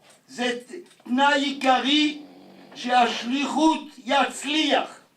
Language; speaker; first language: Hebrew; non-native, fluent; Yiddish